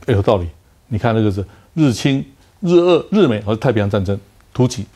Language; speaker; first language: Chinese; native; Chinese